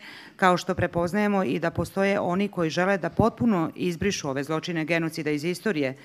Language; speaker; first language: Croatian; native; Croatian